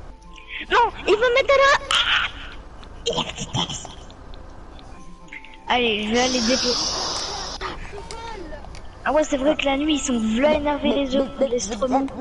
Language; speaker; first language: French; native; French